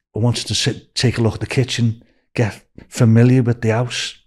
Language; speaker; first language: English; native; English